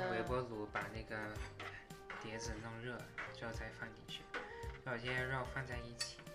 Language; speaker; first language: Chinese; native; Chinese